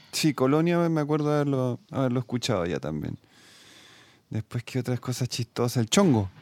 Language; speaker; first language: Spanish; native; Spanish